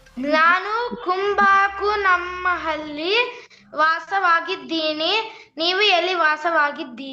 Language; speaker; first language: Kannada; non-native, learner; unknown